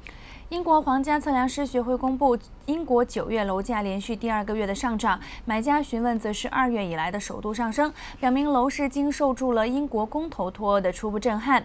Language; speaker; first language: Chinese; non-native, local second language; Cantonese